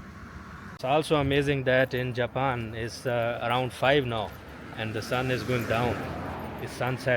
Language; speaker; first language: English; non-native, local second language; Urdu